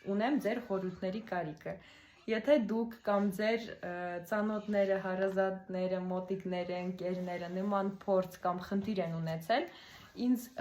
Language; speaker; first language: Armenian; non-native, fluent; Russian